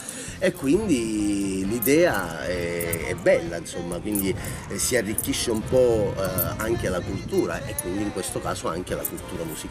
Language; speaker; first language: Italian; native; Italian